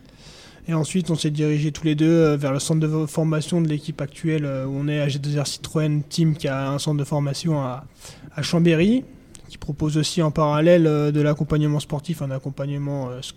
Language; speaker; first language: French; native; French